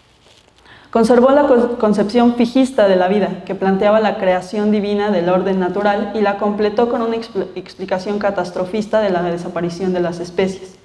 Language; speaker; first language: Spanish; native; Spanish